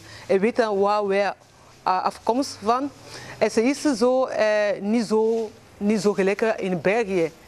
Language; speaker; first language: Dutch; non-native, learner; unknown